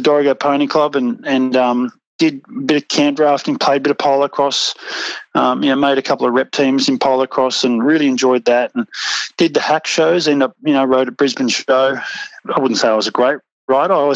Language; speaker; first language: English; native; English